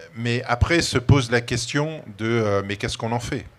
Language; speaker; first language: French; native; French